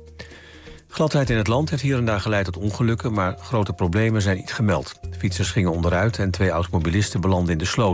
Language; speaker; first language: Dutch; native; Dutch